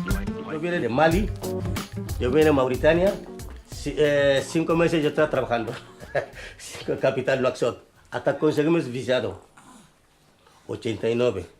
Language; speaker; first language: Spanish; non-native, learner; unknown